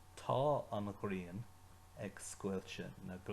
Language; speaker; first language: Irish; non-native, local second language; English